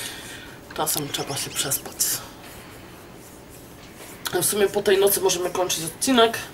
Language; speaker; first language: Polish; native; Polish